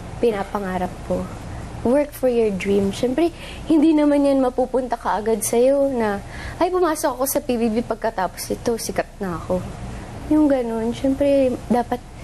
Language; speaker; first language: Filipino; non-native, local second language; Cebuano